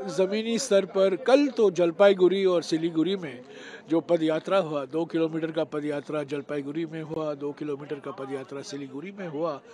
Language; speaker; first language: Hindi; non-native, local second language; Tamil